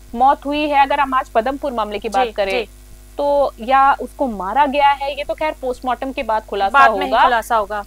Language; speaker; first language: Hindi; native; Hindi